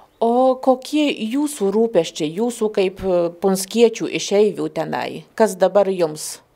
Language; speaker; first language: Lithuanian; native; Lithuanian